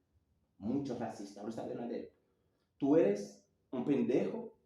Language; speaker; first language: Spanish; non-native, learner; Haitian Creole